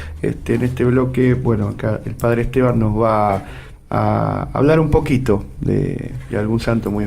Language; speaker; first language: Spanish; native; Spanish